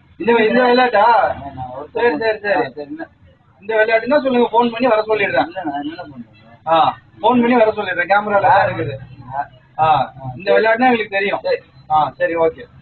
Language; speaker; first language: Tamil; native; Tamil